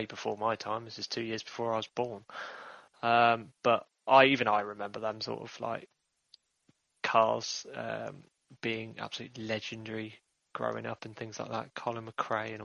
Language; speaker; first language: English; native; English